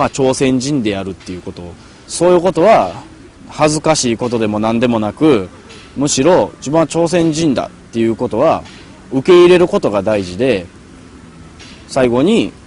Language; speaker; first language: Japanese; native; Japanese